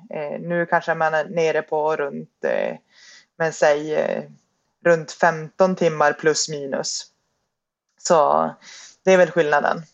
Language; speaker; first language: Swedish; native; Swedish